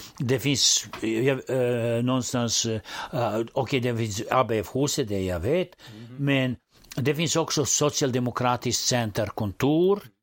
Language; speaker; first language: Swedish; non-native, fluent; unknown